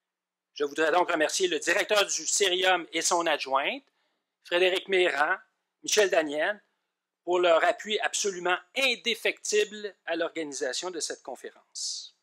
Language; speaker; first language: French; native; French